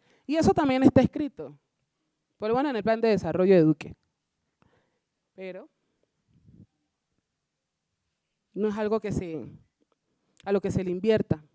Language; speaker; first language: Spanish; native; Spanish